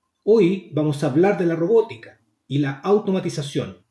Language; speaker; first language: Spanish; native; Spanish